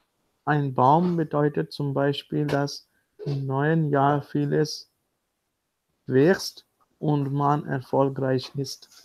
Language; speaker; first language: German; non-native, learner; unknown